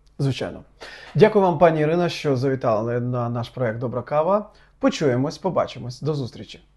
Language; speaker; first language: Ukrainian; native; Ukrainian